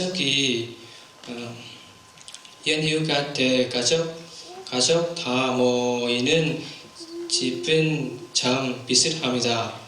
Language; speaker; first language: Korean; non-native, learner; Vietnamese